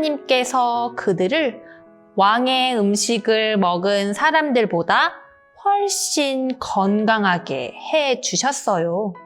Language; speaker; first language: Korean; native; Korean